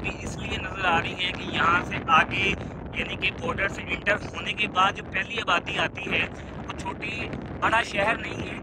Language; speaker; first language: Urdu; non-native, local second language; Punjabi